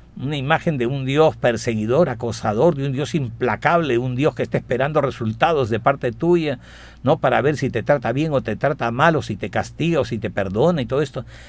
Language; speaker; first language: Spanish; native; Spanish